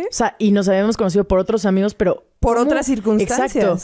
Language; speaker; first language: Spanish; native; Spanish